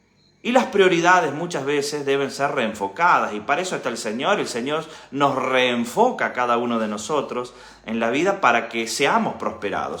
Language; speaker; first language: Spanish; native; Spanish